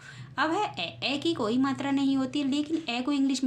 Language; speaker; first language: Hindi; native; Hindi